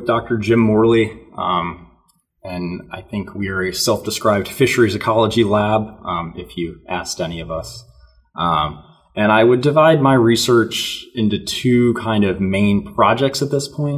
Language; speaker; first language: English; native; English